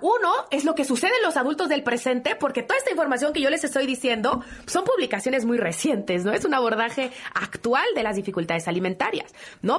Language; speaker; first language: Spanish; native; Spanish